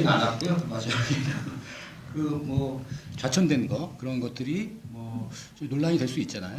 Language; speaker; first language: Korean; native; Korean